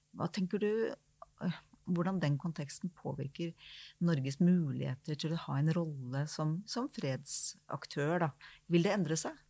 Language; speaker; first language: Norwegian; native; Norwegian